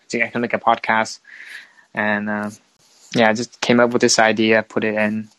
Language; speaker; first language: English; non-native, fluent; Vietnamese